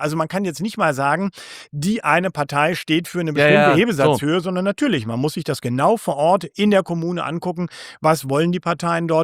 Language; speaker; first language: German; native; German